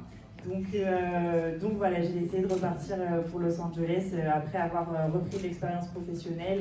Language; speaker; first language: French; native; French